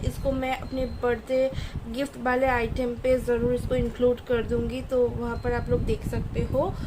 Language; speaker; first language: Hindi; non-native, local second language; Bangla